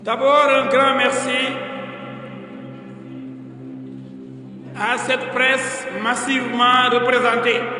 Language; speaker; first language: French; non-native, local second language; Wolof